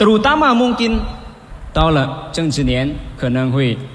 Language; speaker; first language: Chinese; early bilingual, heritage; Chinese